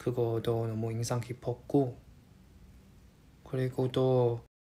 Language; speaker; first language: Korean; non-native, fluent; Chinese